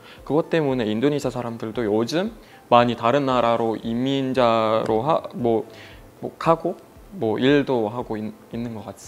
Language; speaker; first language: Korean; non-native, fluent; Indonesian